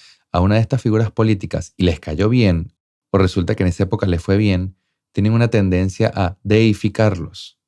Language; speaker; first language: Spanish; native; Spanish